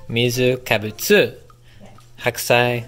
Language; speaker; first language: Japanese; non-native, learner; English